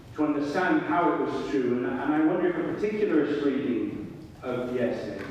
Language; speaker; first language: English; non-native, fluent; Italian